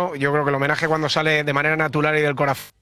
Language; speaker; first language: Spanish; native; Spanish